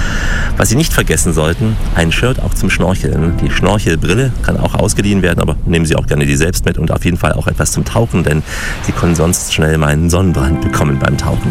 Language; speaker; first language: German; native; German